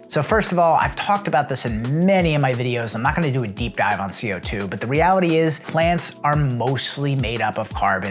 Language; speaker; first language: English; native; English